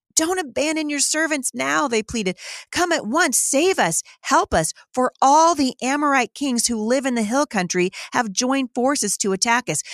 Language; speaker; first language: English; native; English